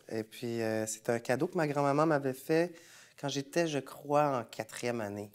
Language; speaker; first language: French; native; French